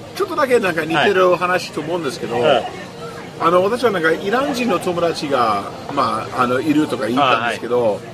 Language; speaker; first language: Japanese; non-native, fluent; English